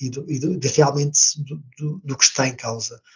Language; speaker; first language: Portuguese; native; Portuguese